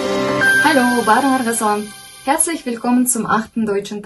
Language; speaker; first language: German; non-native, fluent; Kyrgyz